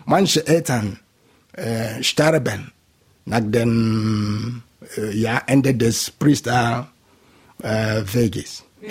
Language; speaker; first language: German; non-native, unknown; Igbo